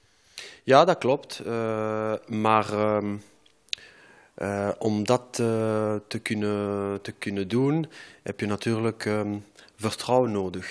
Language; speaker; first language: Dutch; non-native, local second language; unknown